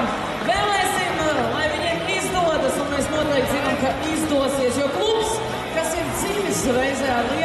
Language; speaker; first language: Latvian; native; Latvian